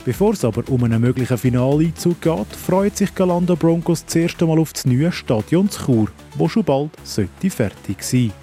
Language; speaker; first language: German; native; German